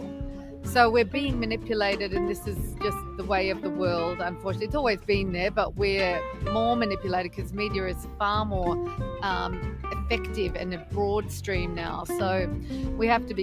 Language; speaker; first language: English; native; English